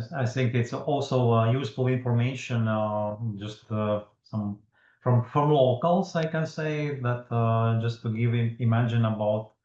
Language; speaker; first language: English; non-native, fluent; Latvian